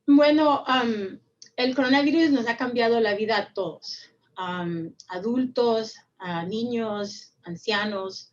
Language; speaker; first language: Spanish; early bilingual, heritage; Spanish